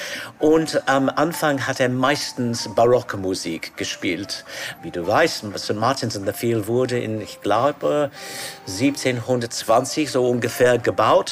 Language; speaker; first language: German; non-native, fluent; English